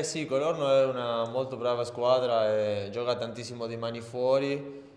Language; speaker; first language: Italian; non-native, learner; Spanish